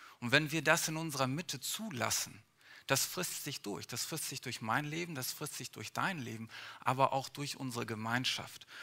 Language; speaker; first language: German; early bilingual, other home language; English